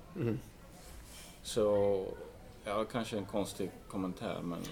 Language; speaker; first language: Swedish; non-native, fluent; English